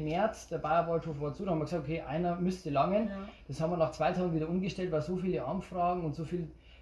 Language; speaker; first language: German; native; German